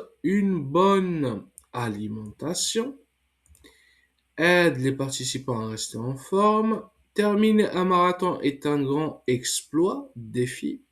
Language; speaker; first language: French; non-native, fluent; English